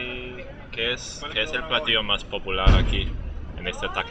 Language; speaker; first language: Spanish; non-native, learner; English